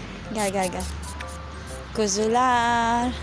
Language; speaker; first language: Turkish; non-native, learner; Filipino